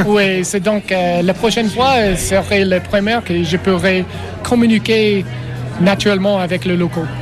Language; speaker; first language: French; non-native, learner; English